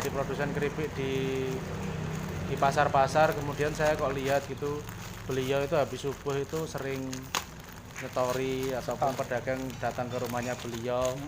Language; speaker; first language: Indonesian; native; Indonesian